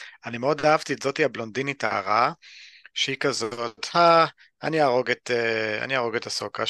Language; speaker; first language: Hebrew; native; Hebrew